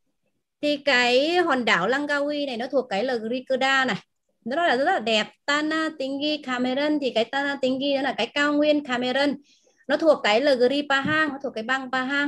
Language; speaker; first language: Vietnamese; native; Vietnamese